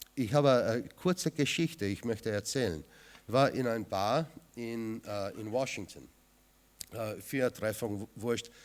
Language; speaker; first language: German; non-native, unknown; English